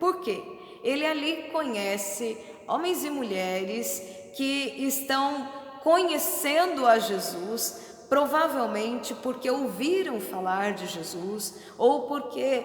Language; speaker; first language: Portuguese; native; Portuguese